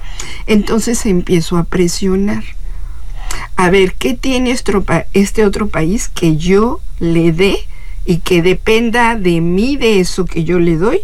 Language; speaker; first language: Spanish; native; Spanish